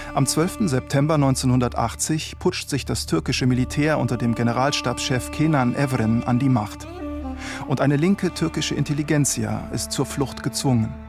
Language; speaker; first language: German; native; German